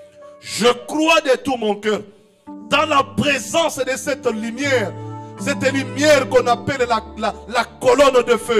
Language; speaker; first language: French; non-native, local second language; Swahili